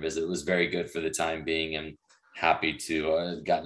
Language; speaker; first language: English; native; English